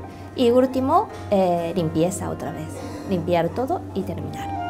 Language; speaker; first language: Spanish; non-native, learner; Japanese